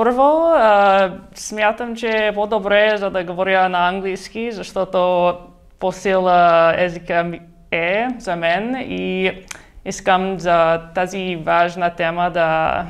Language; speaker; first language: Bulgarian; non-native, learner; English